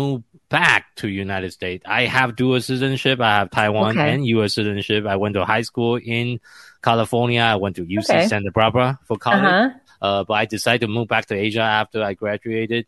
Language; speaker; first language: English; non-native, fluent; Chinese